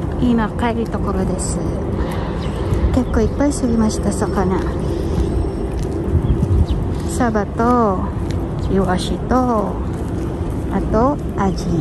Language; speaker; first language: Japanese; non-native, learner; Filipino